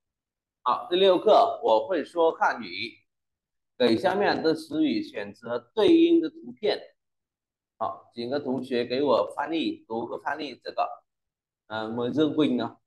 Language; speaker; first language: Chinese; non-native, fluent; Vietnamese